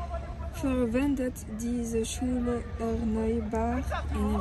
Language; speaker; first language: German; non-native, learner; French